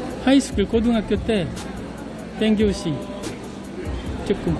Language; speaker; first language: Korean; native; Korean